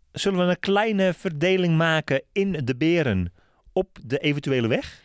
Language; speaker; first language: Dutch; native; Dutch